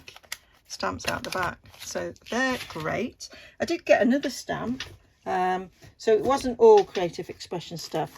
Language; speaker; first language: English; native; English